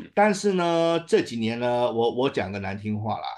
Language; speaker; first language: Chinese; native; Chinese